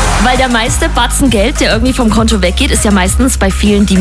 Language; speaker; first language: German; native; German